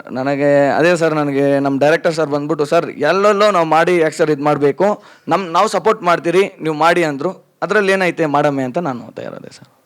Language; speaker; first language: Kannada; non-native, local second language; Lambadi